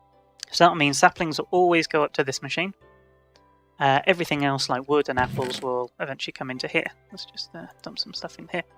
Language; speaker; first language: English; native; English